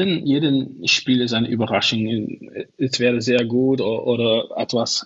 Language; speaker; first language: German; non-native, learner; Dutch